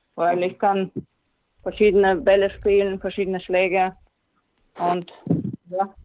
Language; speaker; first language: German; non-native, fluent; Latvian